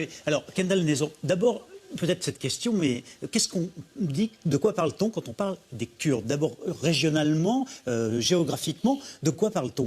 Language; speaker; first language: French; native; French